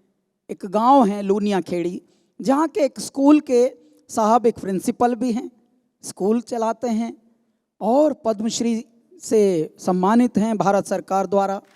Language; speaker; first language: Hindi; native; Hindi